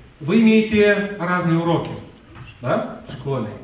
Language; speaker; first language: Russian; non-native, fluent; Lithuanian